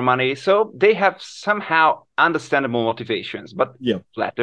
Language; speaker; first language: English; non-native, fluent; Hungarian